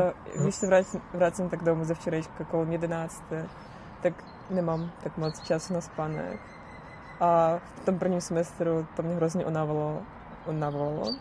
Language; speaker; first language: Czech; non-native, fluent; Russian